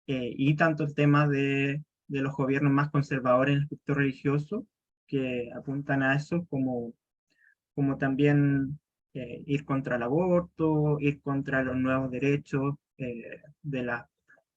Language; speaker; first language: Spanish; native; Spanish